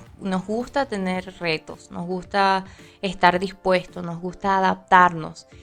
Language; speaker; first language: Spanish; native; Spanish